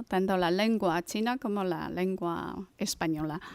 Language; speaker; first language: Spanish; non-native, fluent; Chinese